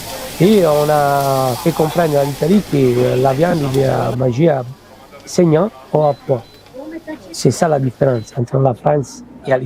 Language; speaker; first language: French; non-native, fluent; Italian